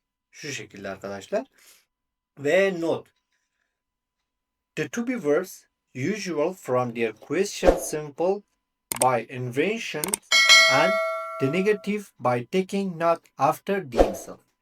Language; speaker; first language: English; non-native, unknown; Turkish